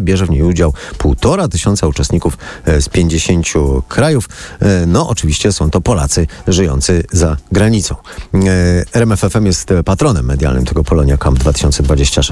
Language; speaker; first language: Polish; native; Polish